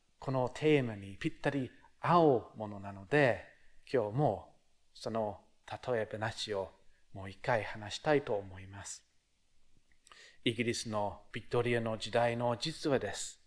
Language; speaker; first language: Japanese; non-native, fluent; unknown